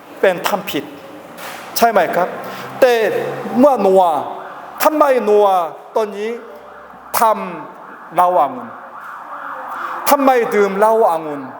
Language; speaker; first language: Thai; non-native, learner; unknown